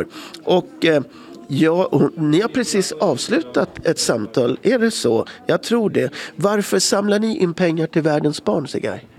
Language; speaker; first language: Swedish; native; Swedish